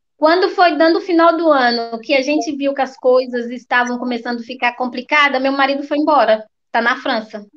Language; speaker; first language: Portuguese; native; Portuguese